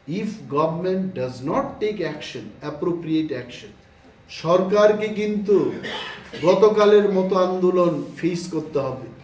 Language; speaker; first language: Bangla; non-native, local second language; Kok Borok